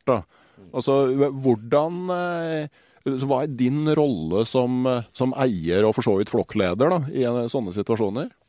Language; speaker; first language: Norwegian; native; Norwegian